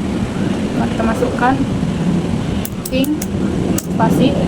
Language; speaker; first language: Indonesian; native; Indonesian